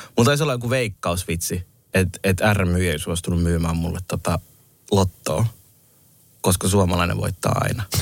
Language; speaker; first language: Finnish; early bilingual, other home language; Somali